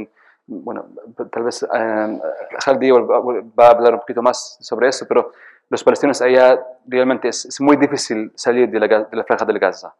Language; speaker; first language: Spanish; non-native, fluent; Arabic